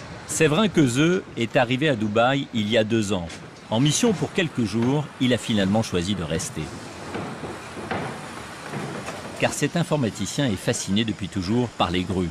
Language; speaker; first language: French; native; French